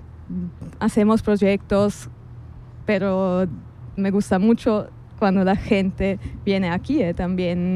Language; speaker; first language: Spanish; non-native, fluent; German